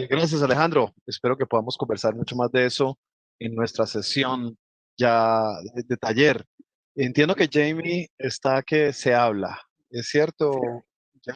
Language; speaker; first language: Spanish; native; Spanish